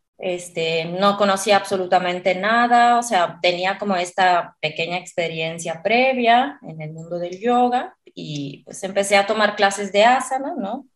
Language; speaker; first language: Spanish; non-native, fluent; Italian